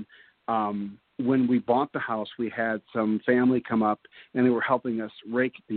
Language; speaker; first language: English; native; English